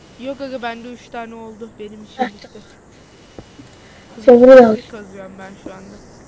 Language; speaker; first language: Turkish; native; Turkish